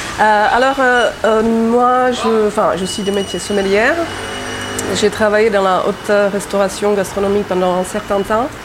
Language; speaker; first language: French; non-native, fluent; Czech